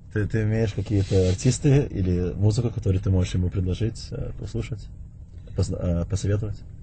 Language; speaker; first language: Russian; early bilingual, heritage; Russian